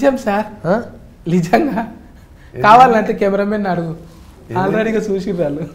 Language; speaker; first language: Telugu; native; Telugu